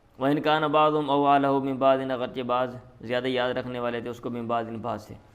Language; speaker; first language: Urdu; non-native, local second language; Punjabi